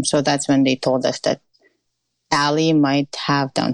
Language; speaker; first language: English; non-native, local second language; Filipino